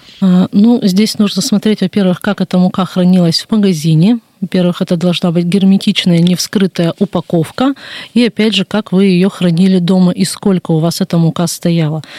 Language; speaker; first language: Russian; native; Russian